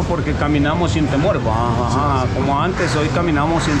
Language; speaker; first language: Spanish; native; Spanish